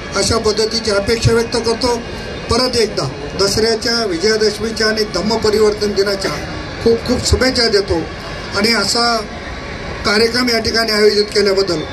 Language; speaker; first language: Marathi; native; Marathi